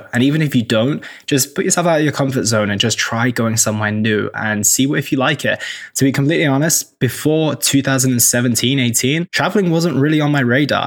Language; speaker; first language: English; native; English